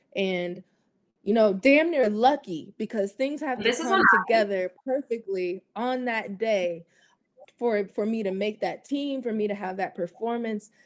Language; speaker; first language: English; native; English